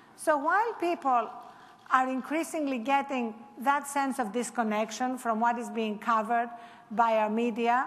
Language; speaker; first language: English; non-native, fluent; Greek